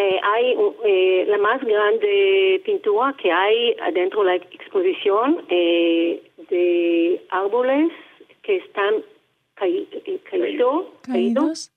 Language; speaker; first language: Spanish; non-native, learner; Hebrew